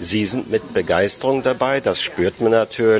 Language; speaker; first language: German; native; German